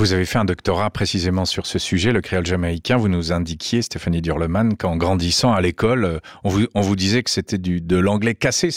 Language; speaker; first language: French; native; French